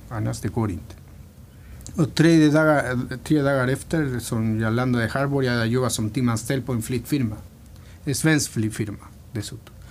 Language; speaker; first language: Swedish; non-native, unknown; Spanish